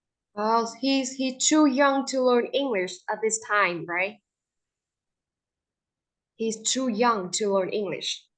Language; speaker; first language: English; non-native, fluent; Vietnamese